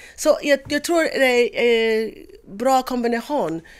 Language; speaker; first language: Swedish; non-native, learner; English